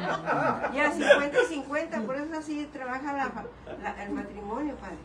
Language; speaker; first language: Spanish; native; Spanish